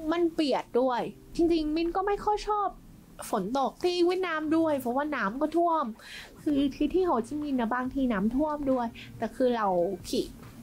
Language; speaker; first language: Thai; non-native, fluent; Vietnamese